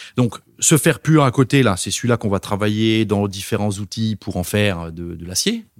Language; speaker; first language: French; native; French